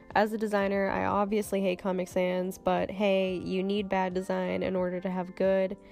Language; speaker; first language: English; native; English